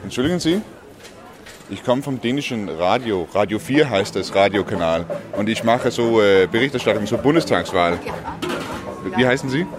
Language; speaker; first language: German; non-native, fluent; Danish